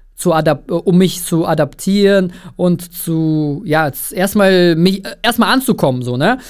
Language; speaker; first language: German; early bilingual, other home language; Russian